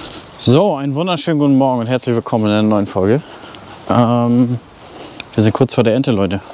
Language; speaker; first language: German; native; German